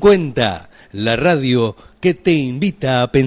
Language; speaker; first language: Spanish; native; Spanish